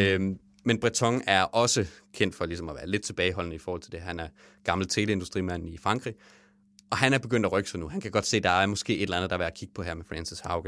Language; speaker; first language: Danish; native; Danish